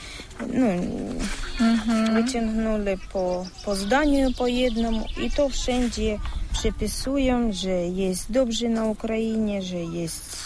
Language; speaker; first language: Polish; non-native, learner; Ukrainian